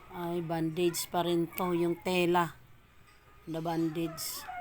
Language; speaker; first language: Filipino; native; Filipino